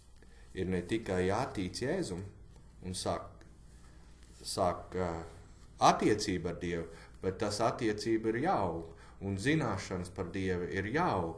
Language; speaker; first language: Latvian; non-native, learner; English